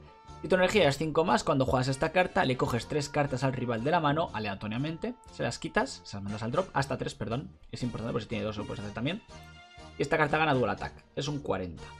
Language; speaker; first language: Spanish; native; Spanish